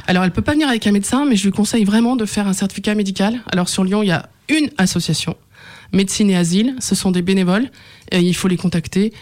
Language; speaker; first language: French; native; French